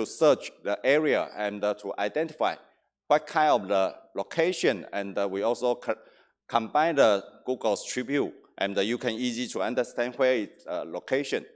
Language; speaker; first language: English; non-native, learner; Chinese